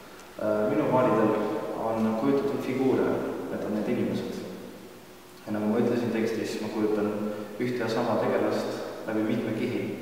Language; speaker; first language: Estonian; native; Estonian